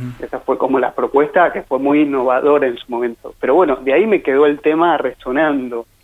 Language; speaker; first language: Spanish; native; Spanish